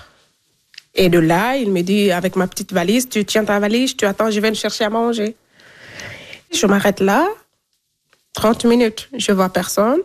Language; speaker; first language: French; non-native, local second language; Fula